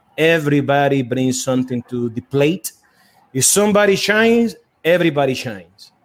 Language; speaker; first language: English; non-native, fluent; Spanish